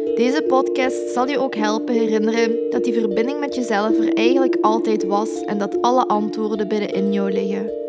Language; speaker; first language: Dutch; native; Dutch